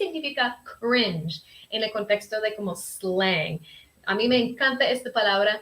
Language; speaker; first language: Spanish; early bilingual, heritage; Spanish